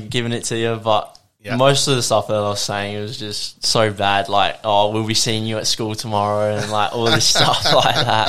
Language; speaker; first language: English; native; English